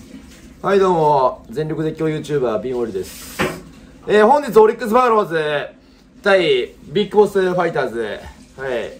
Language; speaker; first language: Japanese; native; Japanese